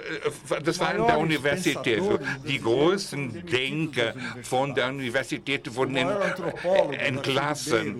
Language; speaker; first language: German; non-native, fluent; Portuguese